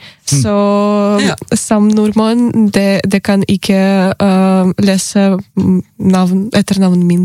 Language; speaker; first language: Norwegian; non-native, learner; Ukrainian